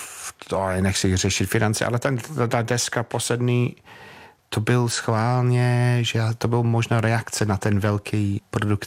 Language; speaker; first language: Czech; non-native, learner; English